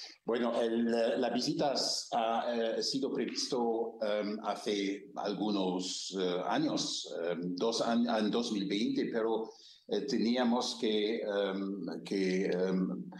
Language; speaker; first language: Spanish; non-native, fluent; German